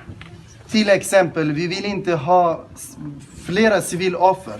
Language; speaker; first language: Swedish; non-native, fluent; Kurdish